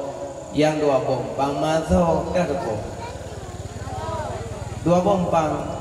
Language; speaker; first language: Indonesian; non-native, local second language; Achinese